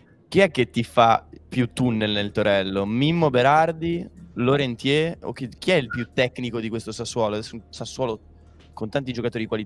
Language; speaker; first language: Italian; native; Italian